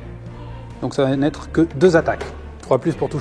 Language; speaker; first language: French; native; French